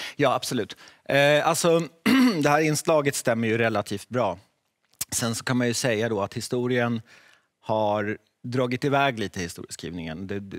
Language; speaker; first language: Swedish; early bilingual, other home language; Czech